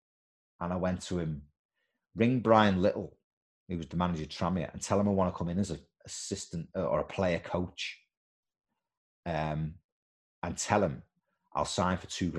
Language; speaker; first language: English; native; English